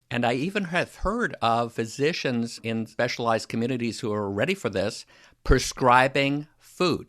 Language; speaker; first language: English; native; English